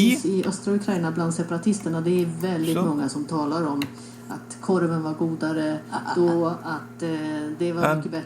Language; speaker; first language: Swedish; native; Swedish